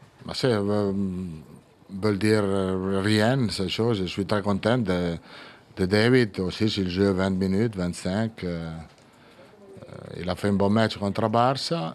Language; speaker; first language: French; non-native, fluent; Italian